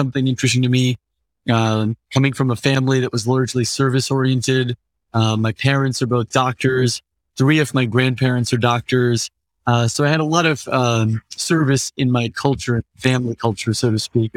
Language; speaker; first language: English; native; English